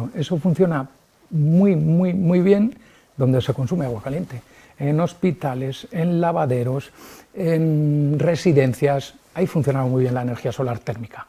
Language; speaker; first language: Spanish; native; Spanish